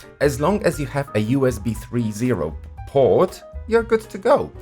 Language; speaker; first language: English; non-native, fluent; Polish